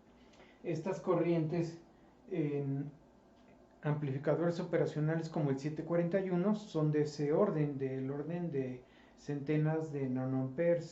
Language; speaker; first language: Spanish; native; Spanish